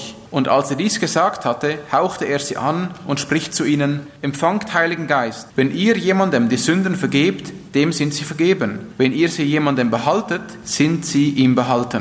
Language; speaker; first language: German; native; German